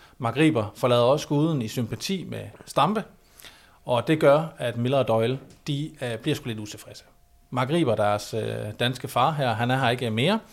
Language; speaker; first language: Danish; native; Danish